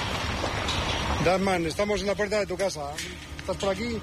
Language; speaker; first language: Spanish; native; Spanish